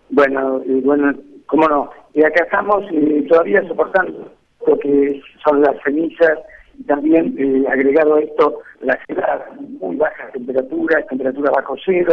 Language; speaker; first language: Spanish; native; Spanish